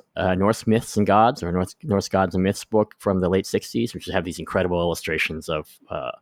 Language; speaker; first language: English; native; English